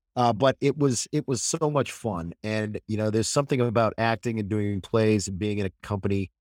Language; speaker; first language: English; native; English